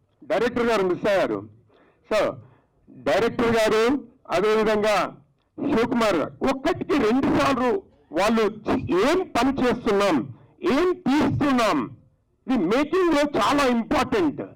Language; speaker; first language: Telugu; native; Telugu